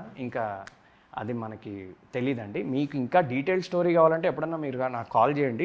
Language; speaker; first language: Telugu; native; Telugu